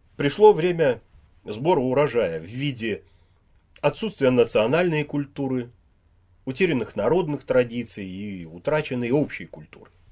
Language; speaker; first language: Russian; native; Russian